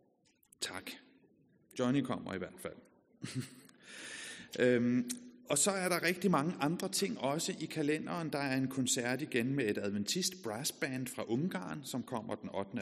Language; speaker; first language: Danish; native; Danish